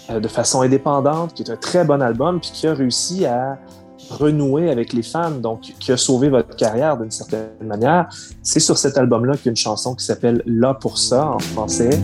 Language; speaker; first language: French; native; French